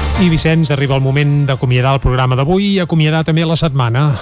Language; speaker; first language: Catalan; native; Catalan